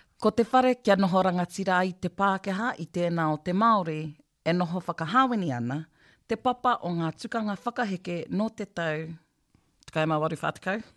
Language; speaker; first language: Māori; native; Māori